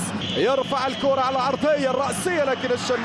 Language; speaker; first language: Arabic; native; Arabic